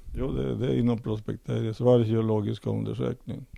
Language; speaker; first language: Swedish; non-native, fluent; Spanish